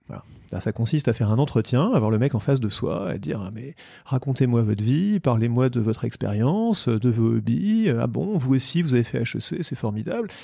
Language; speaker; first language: French; native; French